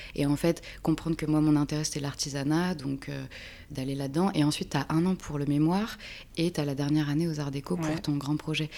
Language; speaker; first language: French; native; French